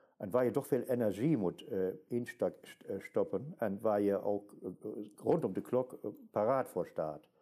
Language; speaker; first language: Dutch; non-native, fluent; German